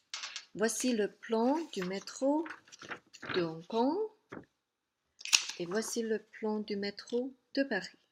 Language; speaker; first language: French; non-native, fluent; Cantonese